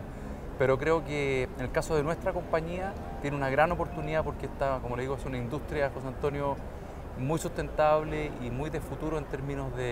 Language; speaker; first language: Spanish; native; Spanish